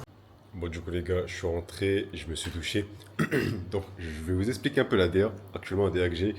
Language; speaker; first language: French; native; French